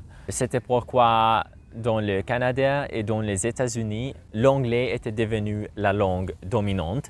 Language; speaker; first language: French; non-native, learner; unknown